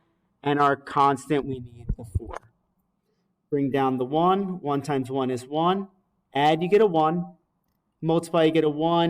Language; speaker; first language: English; native; English